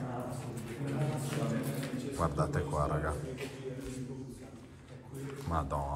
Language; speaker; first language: Italian; native; Italian